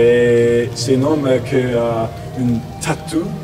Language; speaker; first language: French; non-native, learner; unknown